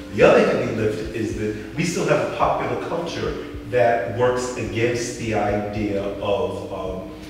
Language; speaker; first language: English; native; English